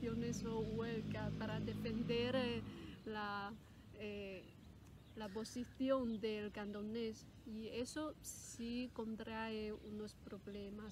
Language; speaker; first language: Spanish; non-native, fluent; Cantonese